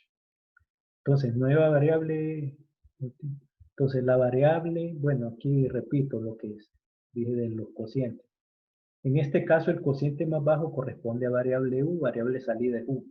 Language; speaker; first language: Spanish; native; Spanish